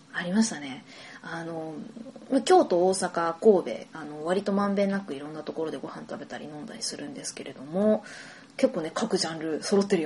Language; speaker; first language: Japanese; native; Japanese